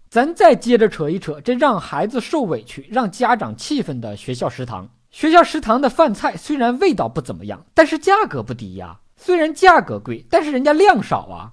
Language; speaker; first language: Chinese; native; Chinese